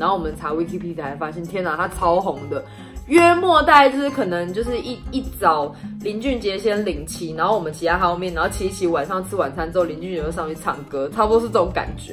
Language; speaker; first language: Chinese; native; Chinese